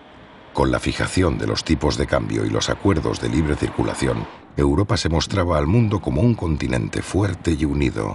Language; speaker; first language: Spanish; native; Spanish